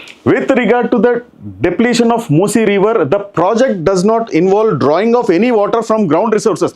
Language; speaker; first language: English; non-native, local second language; Telugu